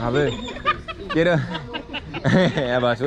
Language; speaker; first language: Spanish; non-native, learner; Greek